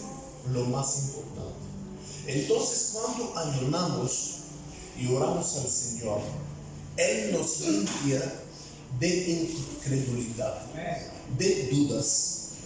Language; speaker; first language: Spanish; non-native, fluent; Bulgarian